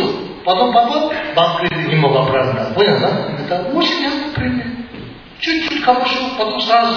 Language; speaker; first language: Russian; non-native, learner; Tibetan